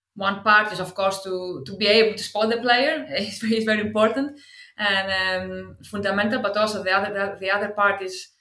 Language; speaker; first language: English; non-native, fluent; Greek